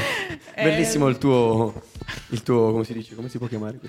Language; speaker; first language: Italian; native; Italian